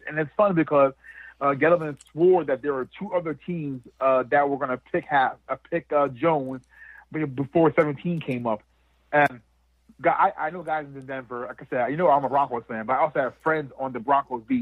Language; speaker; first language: English; native; English